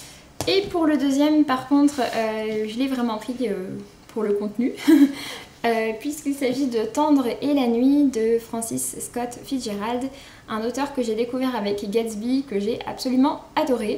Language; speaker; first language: French; native; French